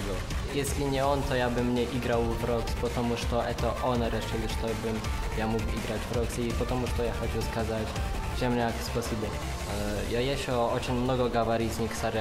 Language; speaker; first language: Russian; non-native, learner; Polish